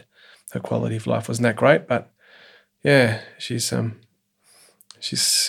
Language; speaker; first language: English; native; English